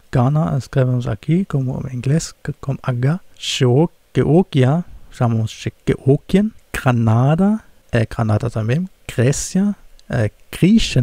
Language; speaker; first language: Portuguese; non-native, fluent; German